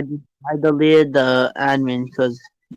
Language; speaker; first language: English; native; English